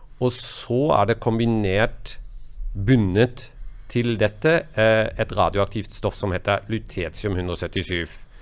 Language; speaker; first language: Norwegian; non-native, fluent; German